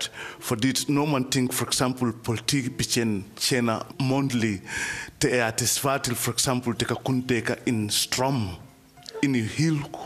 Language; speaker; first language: Danish; non-native, fluent; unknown